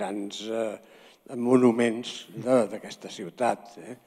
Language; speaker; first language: Catalan; native; Catalan